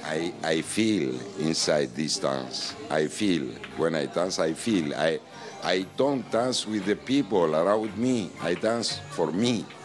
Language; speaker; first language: English; non-native, learner; Greek